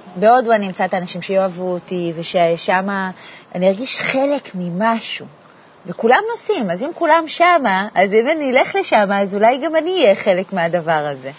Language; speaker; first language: Hebrew; native; Hebrew